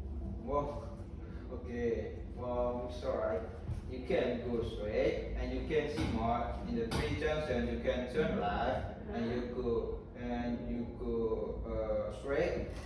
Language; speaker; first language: English; non-native, learner; Indonesian